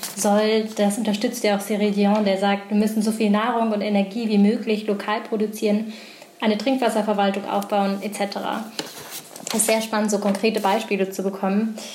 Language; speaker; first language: German; native; German